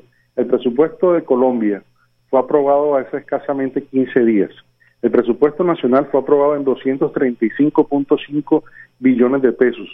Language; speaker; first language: Spanish; native; Spanish